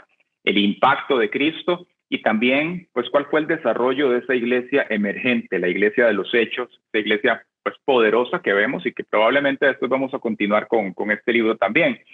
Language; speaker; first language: Spanish; native; Spanish